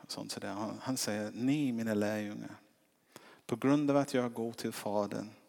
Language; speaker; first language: Swedish; non-native, fluent; English